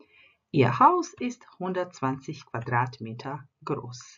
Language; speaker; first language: German; non-native, fluent; Croatian